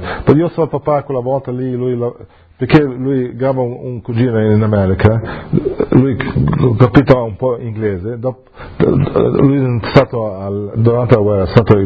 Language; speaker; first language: Italian; early bilingual, heritage; English